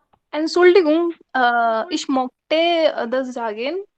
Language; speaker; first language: German; non-native, learner; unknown